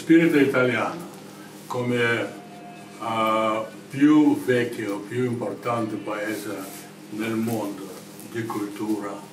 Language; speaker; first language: Italian; non-native, learner; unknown